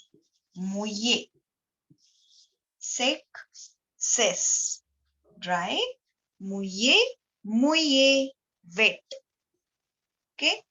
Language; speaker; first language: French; non-native, learner; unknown